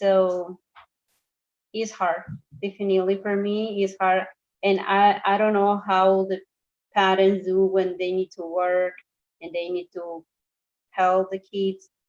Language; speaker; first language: English; non-native, learner; Spanish